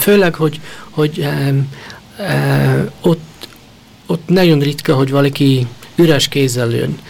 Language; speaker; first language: Hungarian; early bilingual, heritage; Hungarian